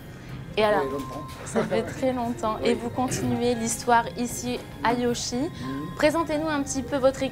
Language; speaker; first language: French; native; French